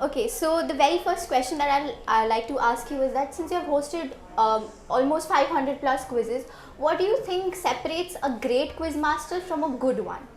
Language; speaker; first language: English; non-native, local second language; Hindi